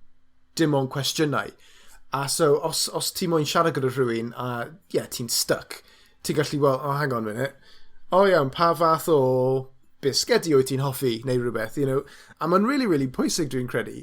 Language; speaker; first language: Welsh; non-native, learner; English